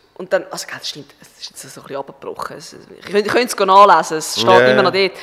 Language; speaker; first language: German; native; German